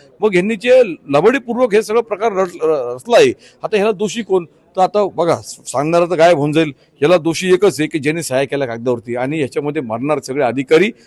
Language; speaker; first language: Marathi; native; Marathi